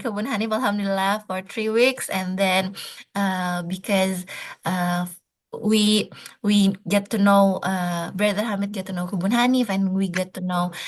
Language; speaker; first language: English; non-native, fluent; Indonesian